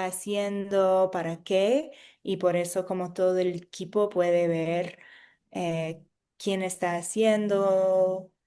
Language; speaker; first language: Spanish; non-native, fluent; English